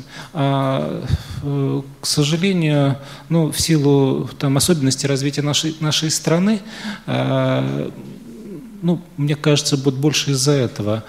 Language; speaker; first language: Russian; native; Russian